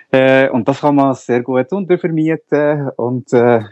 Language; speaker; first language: Swiss German; non-native, local second language; Spanish